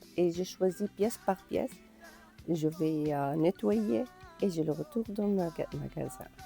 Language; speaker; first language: French; non-native, learner; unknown